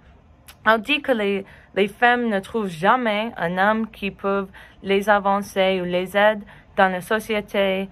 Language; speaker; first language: French; non-native, learner; English